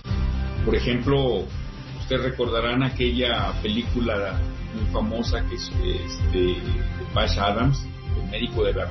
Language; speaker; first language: Spanish; native; Spanish